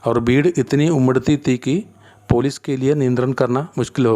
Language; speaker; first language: Hindi; non-native, local second language; Malayalam